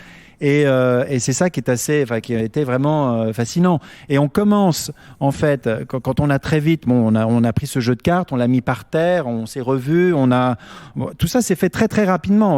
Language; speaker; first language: French; native; French